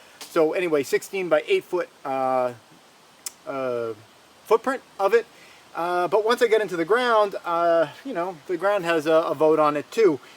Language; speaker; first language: English; native; English